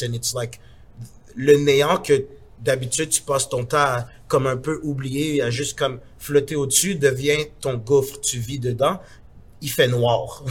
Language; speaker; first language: French; native; French